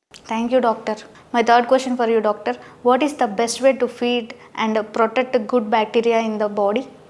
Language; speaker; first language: English; non-native, local second language; Telugu